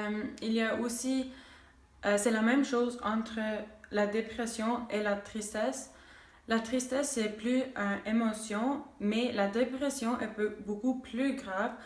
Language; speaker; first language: French; non-native, local second language; English